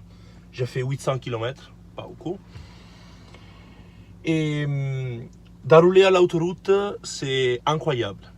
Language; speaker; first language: French; non-native, learner; Italian